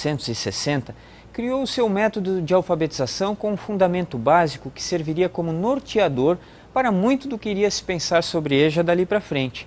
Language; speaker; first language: Portuguese; native; Portuguese